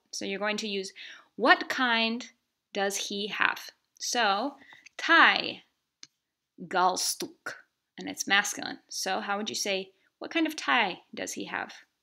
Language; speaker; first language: English; native; English